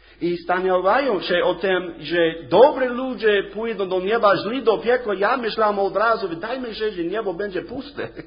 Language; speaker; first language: Polish; non-native, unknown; English